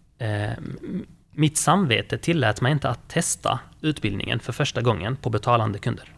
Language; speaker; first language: Swedish; early bilingual, other home language; Arabic